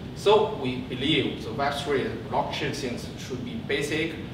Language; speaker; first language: English; non-native, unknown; Chinese